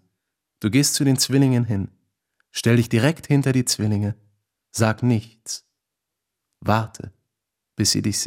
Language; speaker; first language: German; native; German